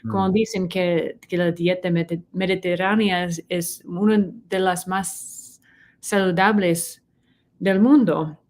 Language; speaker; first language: Spanish; non-native, fluent; English